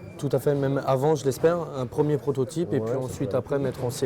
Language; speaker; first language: French; native; French